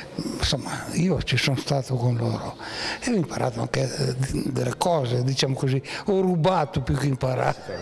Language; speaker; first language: Italian; native; Italian